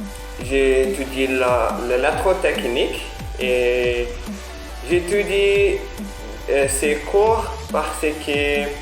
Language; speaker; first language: French; non-native, learner; Portuguese